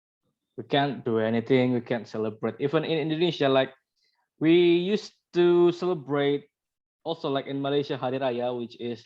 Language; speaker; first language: English; non-native, learner; Indonesian